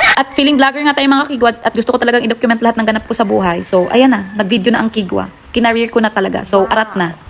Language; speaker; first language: Filipino; non-native, local second language; Cebuano